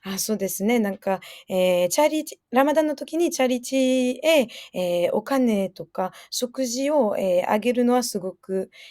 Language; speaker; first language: Japanese; non-native, fluent; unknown